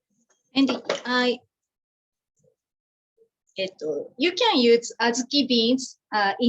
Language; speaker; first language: English; non-native, learner; Japanese